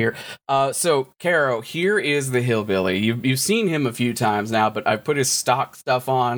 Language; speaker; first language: English; native; English